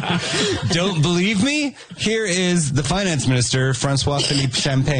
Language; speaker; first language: English; native; English